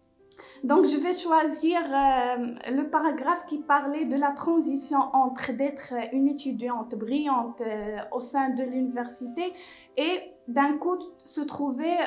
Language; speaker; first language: French; non-native, local second language; Arabic